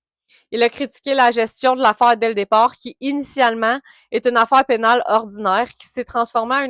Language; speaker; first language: French; native; French